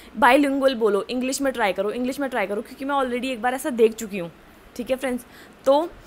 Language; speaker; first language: Hindi; native; Hindi